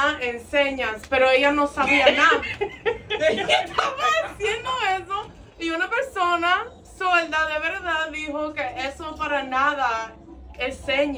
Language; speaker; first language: Spanish; non-native, fluent; English